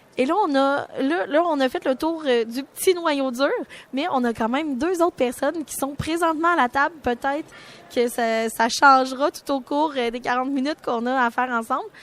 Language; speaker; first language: French; native; French